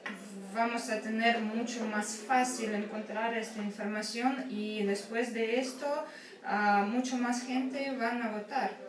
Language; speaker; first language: Spanish; early bilingual, heritage; Spanish